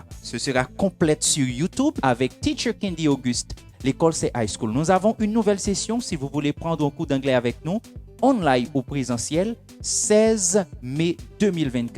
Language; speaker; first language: French; non-native, local second language; Haitian Creole